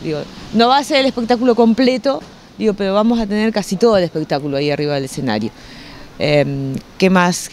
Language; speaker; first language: Spanish; native; Spanish